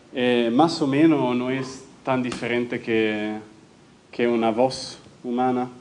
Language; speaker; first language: Spanish; non-native, fluent; Italian